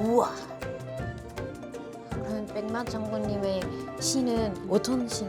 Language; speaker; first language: Korean; non-native, fluent; French